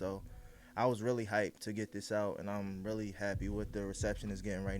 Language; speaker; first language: English; native; English